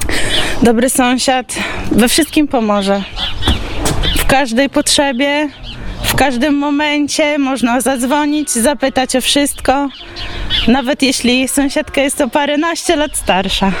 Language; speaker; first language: Polish; non-native, local second language; Ukrainian